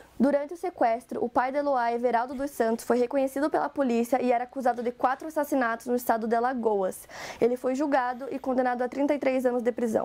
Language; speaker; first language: Portuguese; native; Portuguese